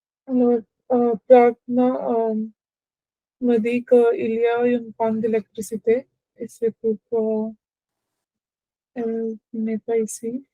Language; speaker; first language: French; non-native, learner; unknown